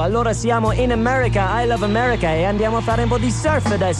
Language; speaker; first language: Italian; non-native, fluent; English